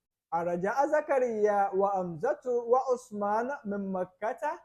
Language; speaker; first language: Arabic; non-native, fluent; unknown